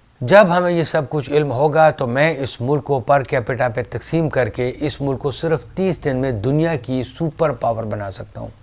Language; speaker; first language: Urdu; native; Urdu